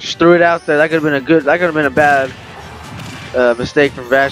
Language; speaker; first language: English; native; English